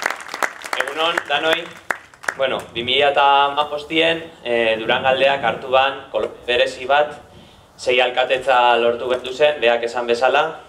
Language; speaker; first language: Basque; native; Basque